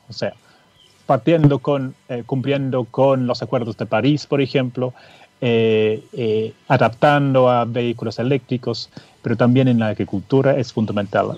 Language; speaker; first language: Spanish; non-native, fluent; English